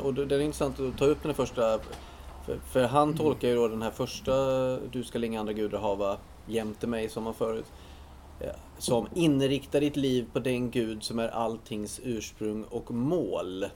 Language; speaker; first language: Swedish; native; Swedish